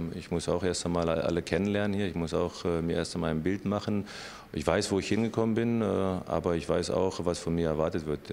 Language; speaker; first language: German; native; German